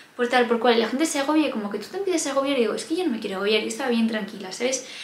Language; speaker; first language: Spanish; native; Spanish